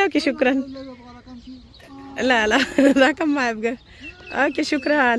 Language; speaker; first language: Arabic; non-native, learner; Bangla